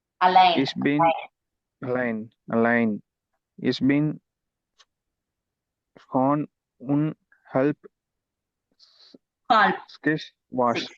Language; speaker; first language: German; non-native, learner; Tamil